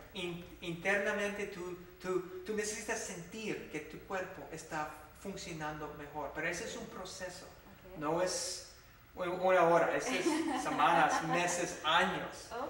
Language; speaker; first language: Spanish; non-native, fluent; English